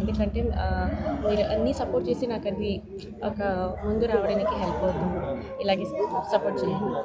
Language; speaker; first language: Telugu; non-native, learner; Kannada